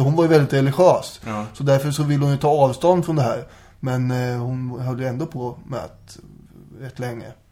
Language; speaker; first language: Swedish; native; Swedish